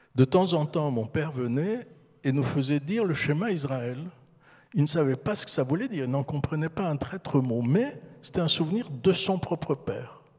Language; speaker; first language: French; early bilingual, heritage; French